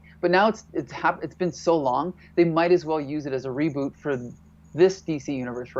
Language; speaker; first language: English; native; English